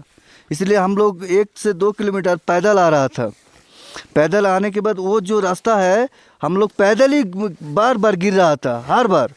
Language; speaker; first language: Hindi; non-native, local second language; Bangla